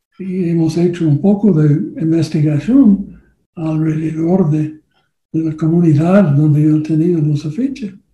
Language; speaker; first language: Spanish; non-native, learner; English